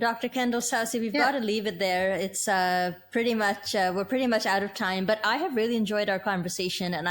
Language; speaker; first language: English; native; English